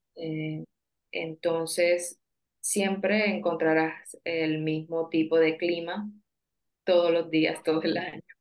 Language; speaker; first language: Spanish; native; Spanish